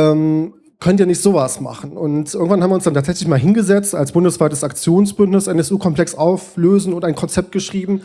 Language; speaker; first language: German; native; German